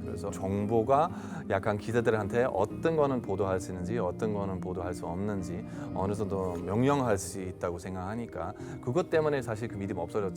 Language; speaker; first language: Korean; non-native, fluent; German